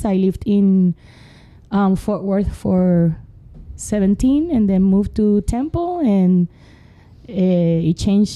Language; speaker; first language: English; non-native, fluent; Spanish